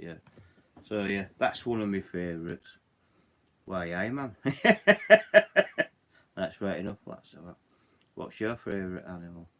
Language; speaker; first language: English; native; English